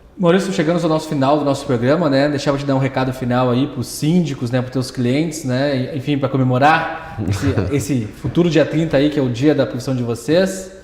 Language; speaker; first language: Portuguese; native; Portuguese